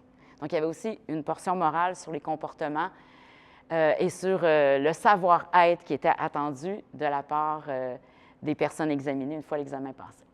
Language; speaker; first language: French; native; French